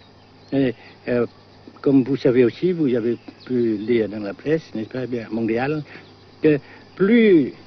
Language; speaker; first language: French; non-native, fluent; Vietnamese